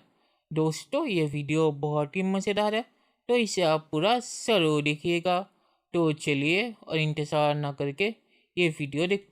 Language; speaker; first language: Hindi; native; Hindi